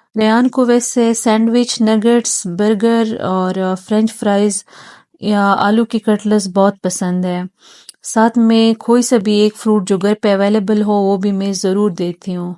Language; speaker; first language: Urdu; non-native, local second language; Pashto